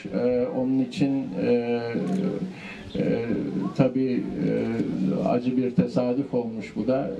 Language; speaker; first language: Turkish; native; Turkish